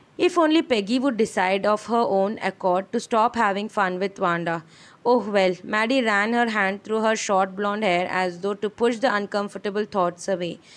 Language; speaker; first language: English; non-native, local second language; Malayalam